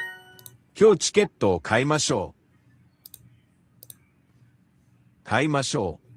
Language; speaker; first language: Japanese; non-native, learner; English